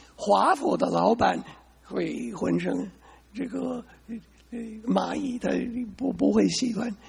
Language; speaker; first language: Chinese; non-native, fluent; English